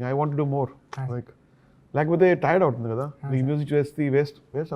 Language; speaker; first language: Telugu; non-native, learner; Tamil